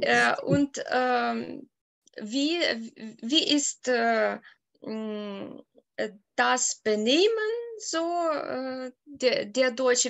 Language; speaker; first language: German; non-native, fluent; Ukrainian